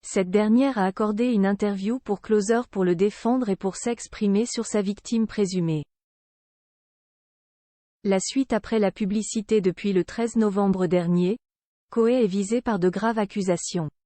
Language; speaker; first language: French; native; French